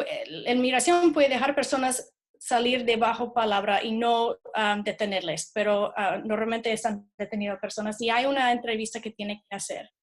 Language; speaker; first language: Spanish; non-native, fluent; English